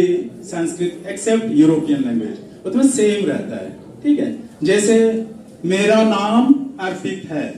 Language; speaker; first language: Hindi; native; Hindi